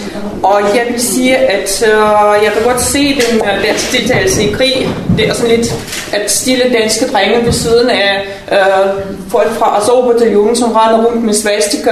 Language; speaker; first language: Danish; non-native, fluent; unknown